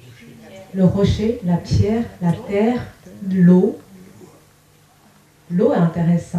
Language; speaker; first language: French; non-native, fluent; Chinese